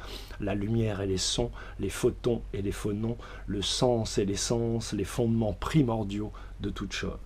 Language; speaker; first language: French; native; French